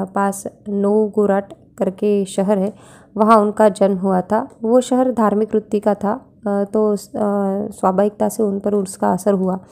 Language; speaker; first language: Hindi; non-native, local second language; Marathi